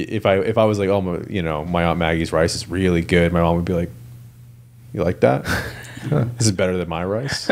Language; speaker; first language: English; native; English